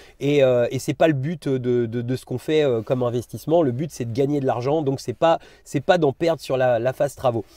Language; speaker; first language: French; native; French